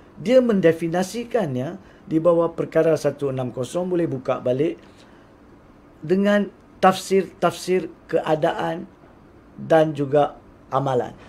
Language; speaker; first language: Malay; native; Malay